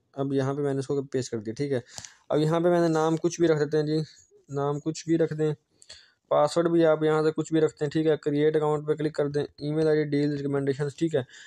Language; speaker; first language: Hindi; native; Hindi